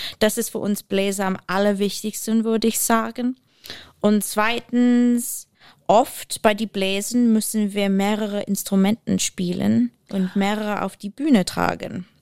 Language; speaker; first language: German; non-native, fluent; English